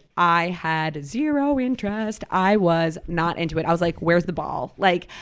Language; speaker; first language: English; native; English